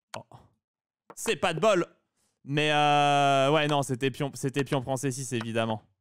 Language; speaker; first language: French; native; French